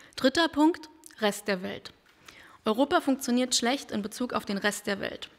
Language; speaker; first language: German; native; German